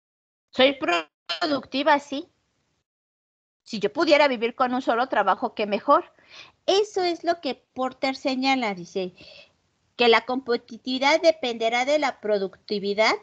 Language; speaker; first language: Spanish; native; Spanish